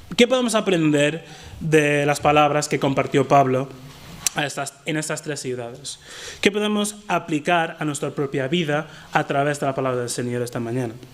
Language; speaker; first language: Spanish; non-native, fluent; English